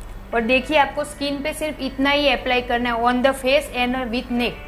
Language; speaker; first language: Hindi; native; Hindi